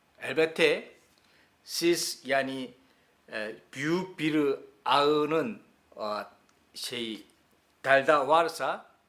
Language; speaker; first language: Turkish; non-native, learner; Korean